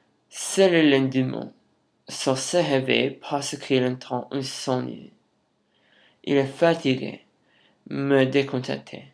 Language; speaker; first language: French; non-native, learner; English